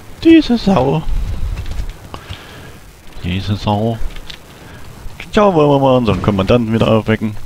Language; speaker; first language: German; native; German